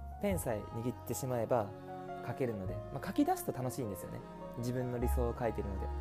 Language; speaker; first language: Japanese; native; Japanese